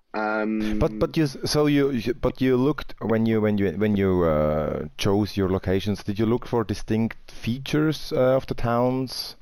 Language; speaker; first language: English; non-native, fluent; German